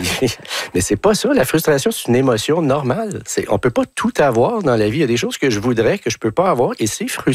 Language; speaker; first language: French; native; French